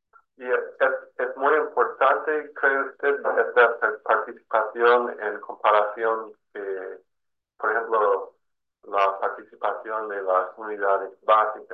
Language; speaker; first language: Spanish; non-native, fluent; English